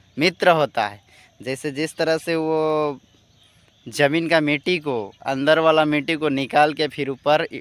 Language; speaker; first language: Hindi; native; Hindi